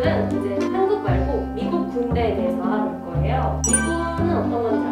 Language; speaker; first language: Korean; native; Korean